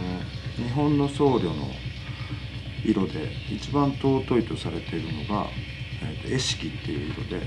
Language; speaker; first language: Japanese; native; Japanese